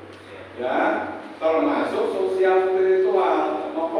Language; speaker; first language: Indonesian; non-native, local second language; Javanese